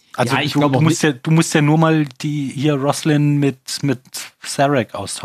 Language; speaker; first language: German; native; German